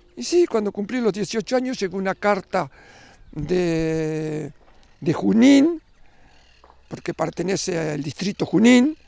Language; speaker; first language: Spanish; native; Spanish